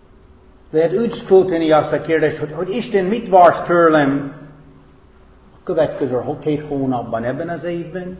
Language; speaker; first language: Hungarian; non-native, fluent; English